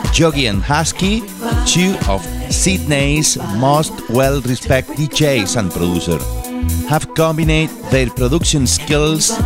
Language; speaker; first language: English; non-native, learner; Spanish